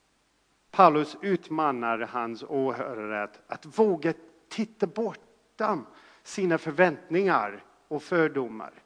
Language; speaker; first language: Swedish; non-native, fluent; English